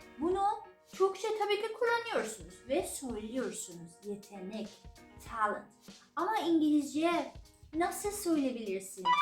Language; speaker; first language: Turkish; non-native, fluent; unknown